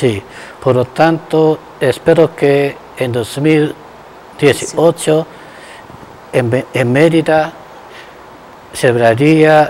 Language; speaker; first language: Spanish; non-native, fluent; Japanese